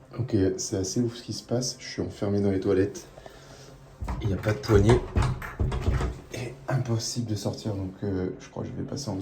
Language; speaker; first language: French; native; French